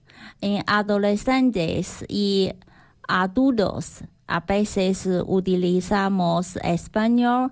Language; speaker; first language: Spanish; non-native, learner; Chinese